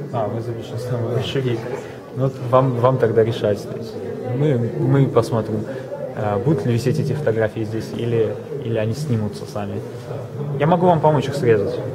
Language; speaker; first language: Russian; native; Russian